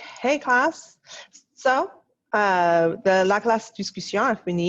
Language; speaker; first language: French; non-native, fluent; English